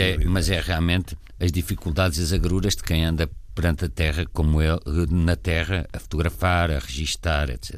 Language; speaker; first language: Portuguese; native; Portuguese